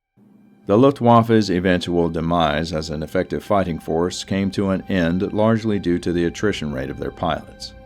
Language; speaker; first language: English; native; English